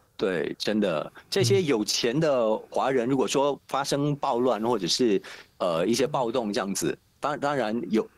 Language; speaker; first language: Chinese; non-native, fluent; Indonesian